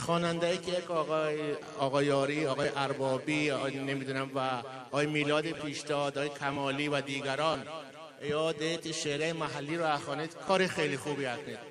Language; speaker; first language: Persian; non-native, local second language; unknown